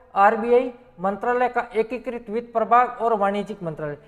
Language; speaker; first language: Hindi; native; Hindi